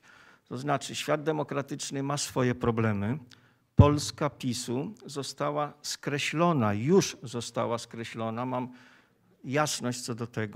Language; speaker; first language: Polish; native; Polish